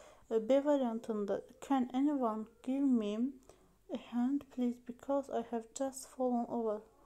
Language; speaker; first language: English; non-native, fluent; Azerbaijani